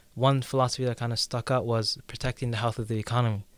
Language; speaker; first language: English; native; English